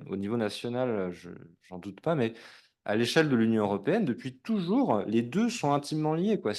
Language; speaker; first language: French; native; French